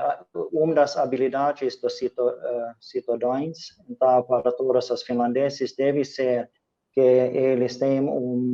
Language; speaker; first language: Portuguese; non-native, fluent; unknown